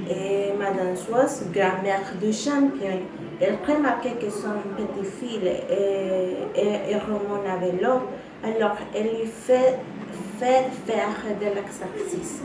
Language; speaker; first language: French; non-native, learner; Spanish